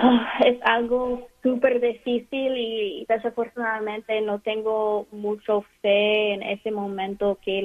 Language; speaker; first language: Spanish; non-native, fluent; English